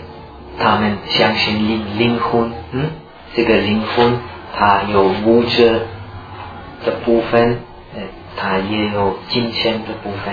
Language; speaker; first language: Chinese; non-native, fluent; Czech